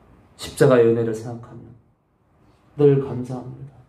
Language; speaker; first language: Korean; native; Korean